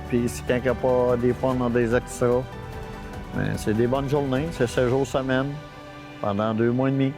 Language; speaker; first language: French; native; French